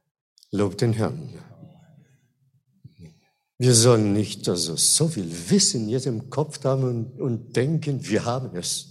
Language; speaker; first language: German; non-native, fluent; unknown